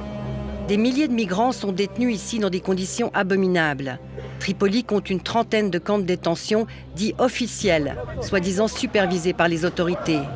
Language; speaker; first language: French; native; French